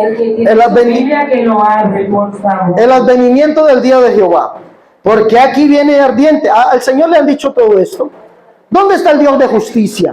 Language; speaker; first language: Spanish; native; Spanish